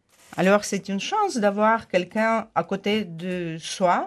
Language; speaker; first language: French; non-native, fluent; Ukrainian